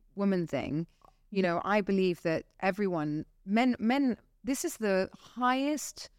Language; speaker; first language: English; native; English